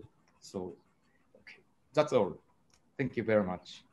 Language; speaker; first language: English; non-native, learner; Japanese